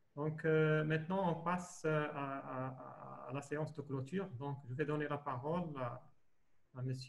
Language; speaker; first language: French; non-native, local second language; Arabic